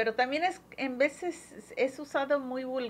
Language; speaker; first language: Spanish; early bilingual, heritage; Spanish